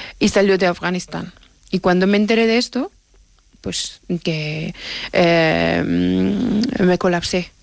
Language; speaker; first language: Spanish; non-native, fluent; Persian